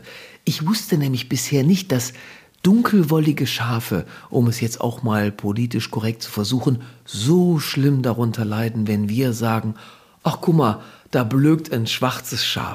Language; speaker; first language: German; native; German